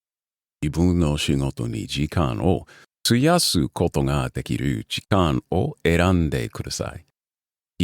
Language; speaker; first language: Japanese; non-native, learner; English